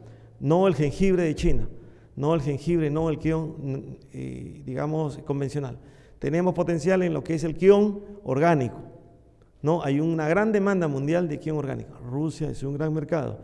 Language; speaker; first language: Spanish; native; Spanish